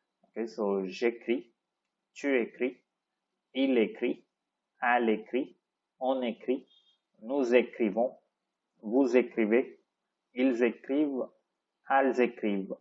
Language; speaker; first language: French; non-native, fluent; Tamil